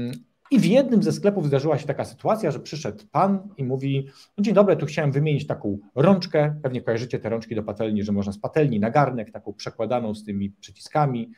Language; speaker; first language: Polish; native; Polish